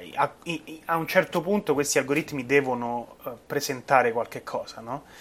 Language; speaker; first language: Italian; native; Italian